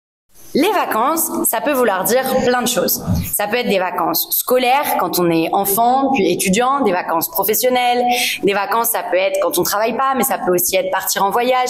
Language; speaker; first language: French; native; French